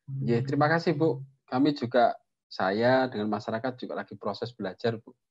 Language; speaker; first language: Indonesian; non-native, local second language; Javanese